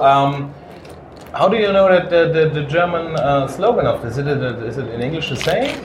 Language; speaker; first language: English; non-native, fluent; German